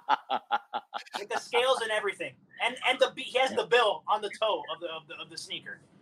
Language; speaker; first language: English; early bilingual, other home language; Spanish